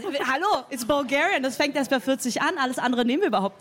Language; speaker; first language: German; native; German